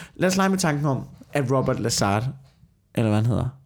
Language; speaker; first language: Danish; native; Danish